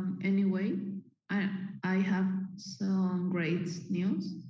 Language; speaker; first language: English; non-native, learner; Spanish